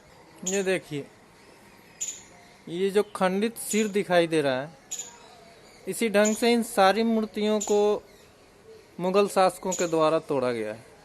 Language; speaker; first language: Hindi; native; Hindi